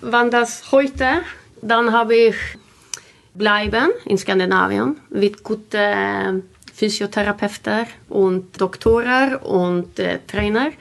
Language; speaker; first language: German; non-native, learner; Swedish